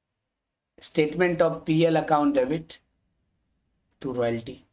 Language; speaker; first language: Hindi; native; Hindi